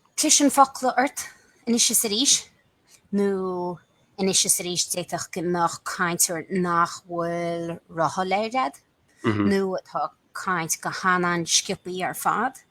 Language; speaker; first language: Irish; native; Irish